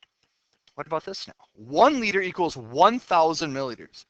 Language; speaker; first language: English; native; English